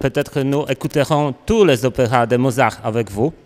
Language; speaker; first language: French; non-native, learner; Polish